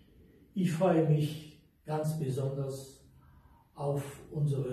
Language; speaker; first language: German; non-native, fluent; French